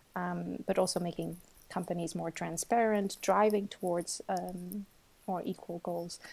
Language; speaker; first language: English; non-native, fluent; Portuguese